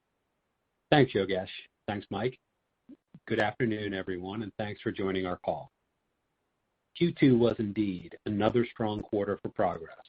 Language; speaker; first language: English; native; English